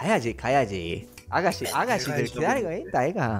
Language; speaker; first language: Korean; non-native, fluent; Spanish